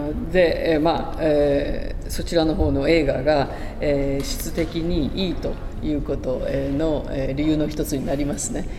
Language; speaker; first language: Japanese; native; Japanese